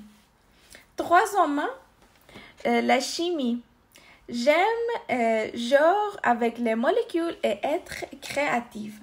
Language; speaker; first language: French; non-native, learner; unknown